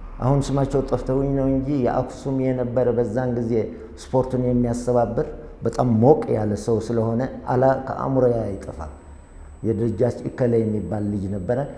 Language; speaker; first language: Amharic; non-native, local second language; Tigrinya